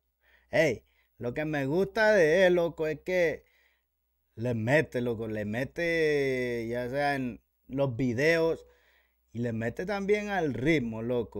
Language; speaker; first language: Spanish; native; Spanish